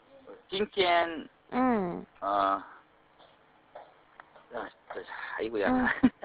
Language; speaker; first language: Chinese; non-native, learner; Korean